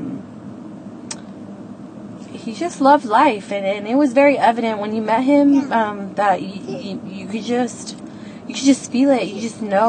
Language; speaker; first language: English; native; English